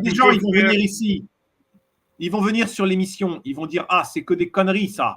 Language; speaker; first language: French; native; French